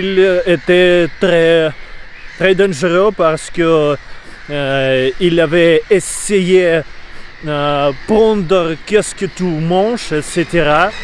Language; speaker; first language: French; non-native, learner; Russian